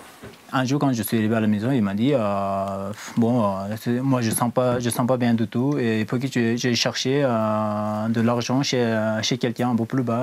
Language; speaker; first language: French; non-native, fluent; Sherpa